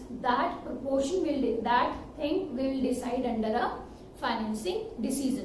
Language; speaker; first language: English; non-native, local second language; Hindi